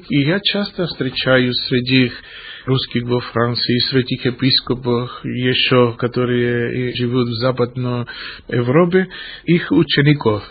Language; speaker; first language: Russian; non-native, fluent; Greek